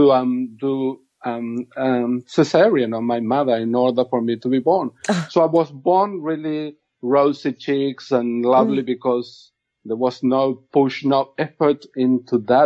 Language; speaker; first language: English; non-native, fluent; Spanish